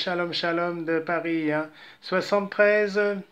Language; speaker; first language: French; native; French